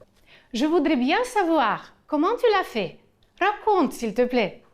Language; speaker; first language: French; non-native, fluent; Ukrainian